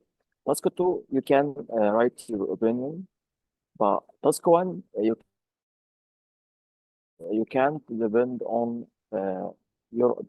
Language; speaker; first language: English; non-native, fluent; Arabic